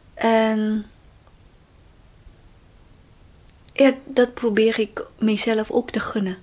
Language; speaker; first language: Dutch; non-native, fluent; Chinese